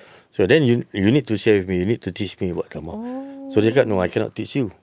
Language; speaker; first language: English; non-native, local second language; Malay